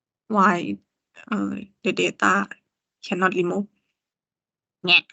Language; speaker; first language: English; non-native, learner; Thai